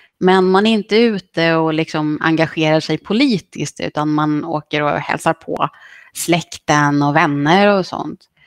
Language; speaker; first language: Swedish; early bilingual, other home language; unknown